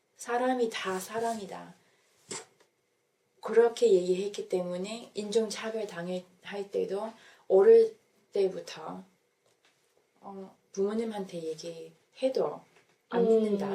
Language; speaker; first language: Korean; non-native, fluent; English